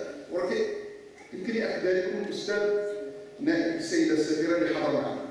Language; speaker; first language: Arabic; native; Arabic